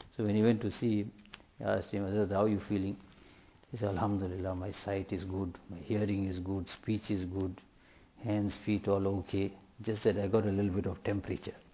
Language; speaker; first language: English; native; English